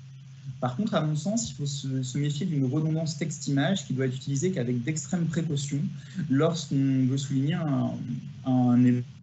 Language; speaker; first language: French; native; French